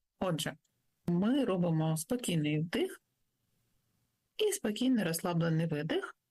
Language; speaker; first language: Ukrainian; native; Ukrainian